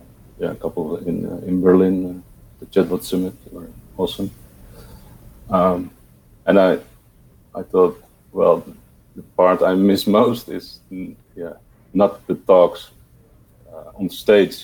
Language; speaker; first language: English; non-native, fluent; Dutch